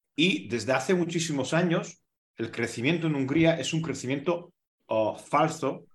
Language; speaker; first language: Spanish; non-native, fluent; Hungarian